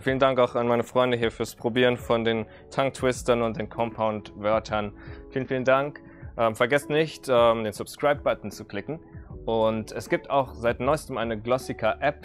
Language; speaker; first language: German; native; German